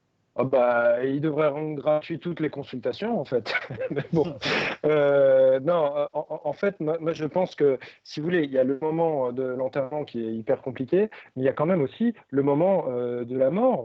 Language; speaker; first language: French; native; French